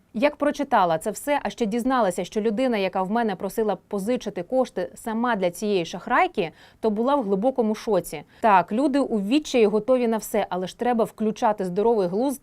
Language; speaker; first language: Ukrainian; native; Ukrainian